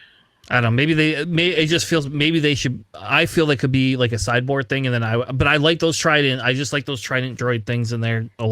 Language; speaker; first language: English; native; English